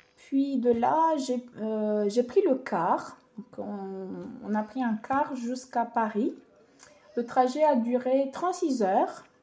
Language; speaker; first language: French; non-native, fluent; Romanian